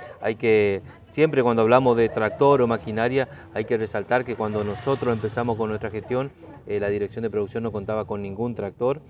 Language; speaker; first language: Spanish; native; Spanish